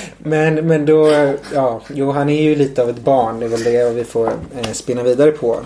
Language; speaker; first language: Swedish; native; Swedish